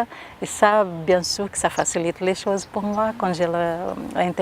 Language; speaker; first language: French; non-native, local second language; Portuguese